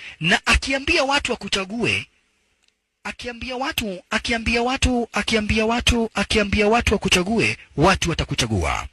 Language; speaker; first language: Swahili; native; Swahili